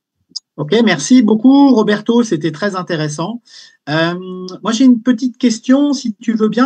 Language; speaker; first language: French; native; French